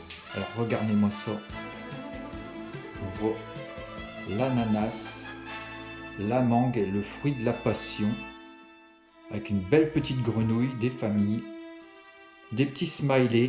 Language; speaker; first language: French; native; French